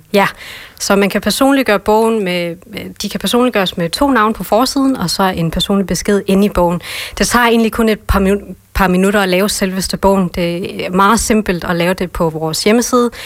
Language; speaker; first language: Danish; early bilingual, other home language; Vietnamese